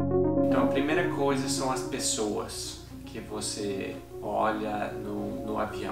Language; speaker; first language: Portuguese; non-native, fluent; English